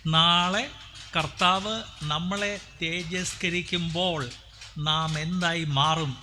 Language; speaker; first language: Malayalam; non-native, local second language; Hindi